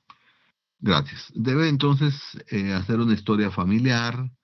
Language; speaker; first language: Spanish; native; Spanish